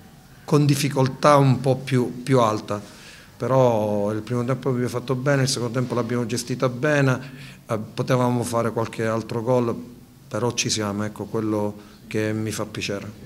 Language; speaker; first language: Italian; native; Italian